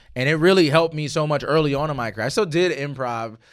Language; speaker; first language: English; native; English